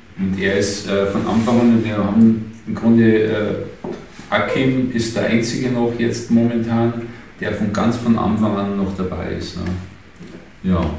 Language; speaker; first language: German; native; German